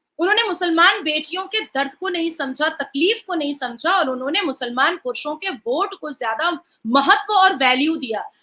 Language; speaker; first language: Hindi; native; Hindi